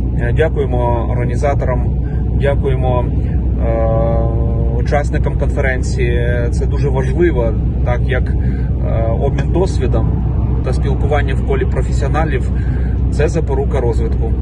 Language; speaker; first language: Ukrainian; non-native, local second language; Russian